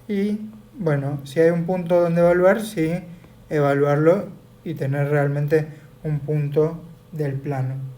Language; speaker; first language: Spanish; native; Spanish